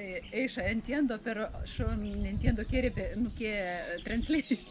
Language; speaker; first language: Spanish; non-native, learner; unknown